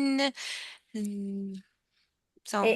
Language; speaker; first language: French; non-native, learner; Spanish